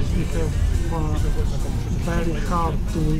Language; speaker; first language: English; non-native, learner; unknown